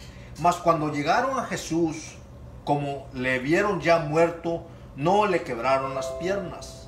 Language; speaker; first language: Spanish; native; Spanish